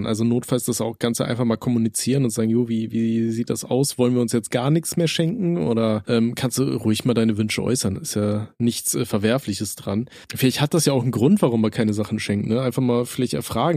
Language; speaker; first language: German; native; German